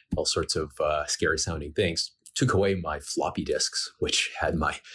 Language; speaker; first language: English; early bilingual, other home language; Ukrainian